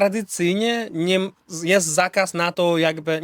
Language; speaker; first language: Polish; non-native, fluent; Uzbek